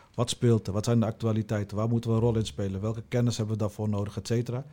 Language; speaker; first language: Dutch; native; Dutch